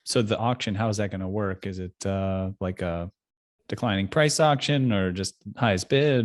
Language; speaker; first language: English; native; English